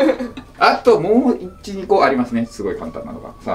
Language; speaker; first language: Japanese; native; Japanese